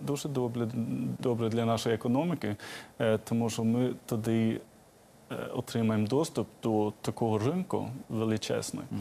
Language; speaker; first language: Ukrainian; non-native, fluent; Swedish